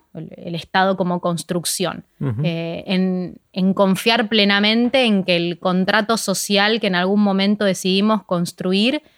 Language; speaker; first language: Spanish; native; Spanish